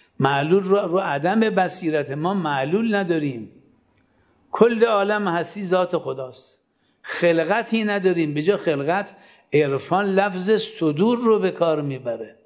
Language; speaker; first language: Persian; native; Persian